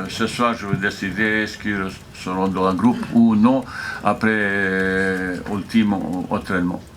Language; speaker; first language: French; non-native, fluent; Bosnian